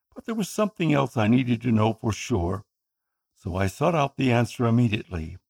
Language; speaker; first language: English; non-native, local second language; Filipino